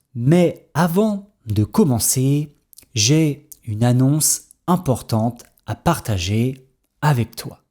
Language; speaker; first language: French; native; French